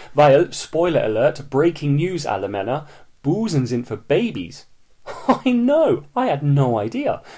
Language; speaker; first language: German; non-native, fluent; English